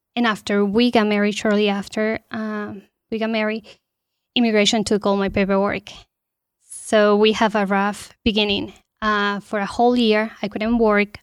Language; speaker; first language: English; non-native, fluent; Spanish